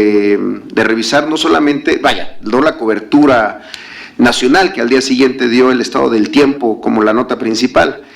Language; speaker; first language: Spanish; native; Spanish